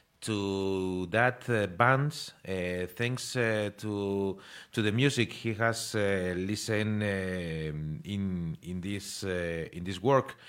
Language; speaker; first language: English; non-native, learner; Spanish